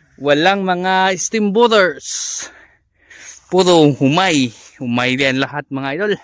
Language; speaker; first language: Filipino; non-native, local second language; Cebuano